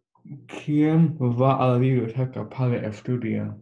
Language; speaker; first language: Spanish; non-native, learner; English